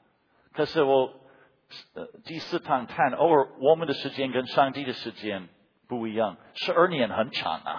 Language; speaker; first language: Chinese; non-native, fluent; English